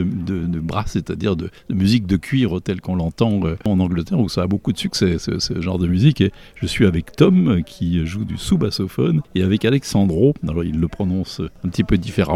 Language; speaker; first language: French; native; French